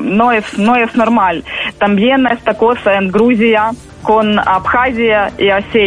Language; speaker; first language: Spanish; non-native, fluent; Ukrainian